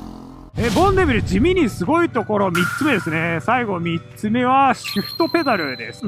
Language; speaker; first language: Japanese; native; Japanese